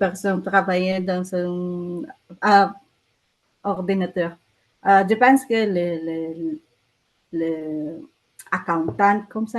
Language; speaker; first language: French; non-native, learner; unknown